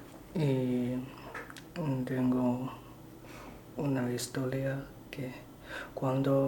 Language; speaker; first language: Spanish; non-native, learner; Chinese